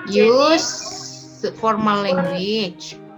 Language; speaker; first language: English; non-native, learner; Indonesian